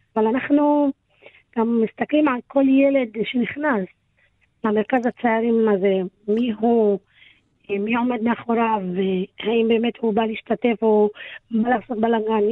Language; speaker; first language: Hebrew; non-native, local second language; Arabic